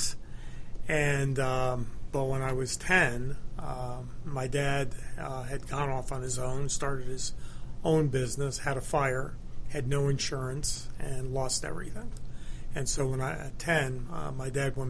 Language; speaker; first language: English; native; English